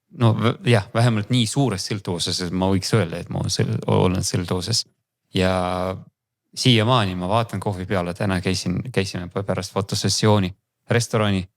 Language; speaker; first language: Estonian; non-native, local second language; Russian